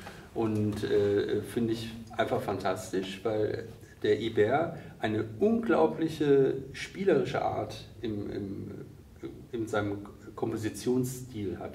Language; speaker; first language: German; native; German